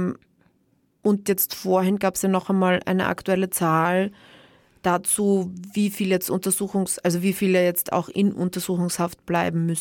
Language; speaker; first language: German; native; German